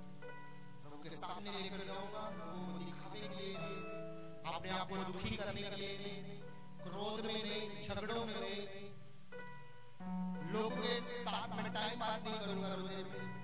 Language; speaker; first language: Hindi; non-native, local second language; Punjabi